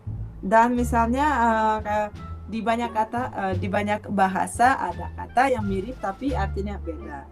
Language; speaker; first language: Indonesian; non-native, fluent; Russian